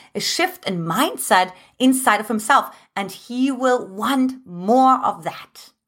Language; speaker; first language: English; non-native, fluent; German